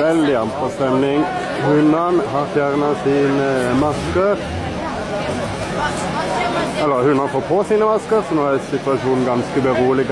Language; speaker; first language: Norwegian; native; Norwegian